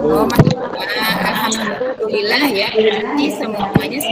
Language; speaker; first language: Indonesian; native; Indonesian